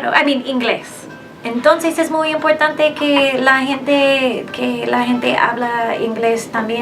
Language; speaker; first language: Spanish; non-native, fluent; English